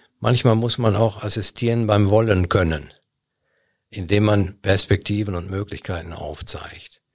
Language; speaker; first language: German; native; German